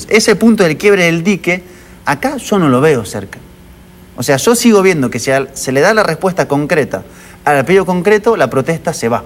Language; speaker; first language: Spanish; native; Spanish